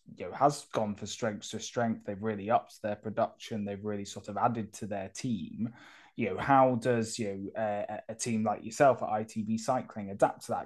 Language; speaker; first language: English; native; English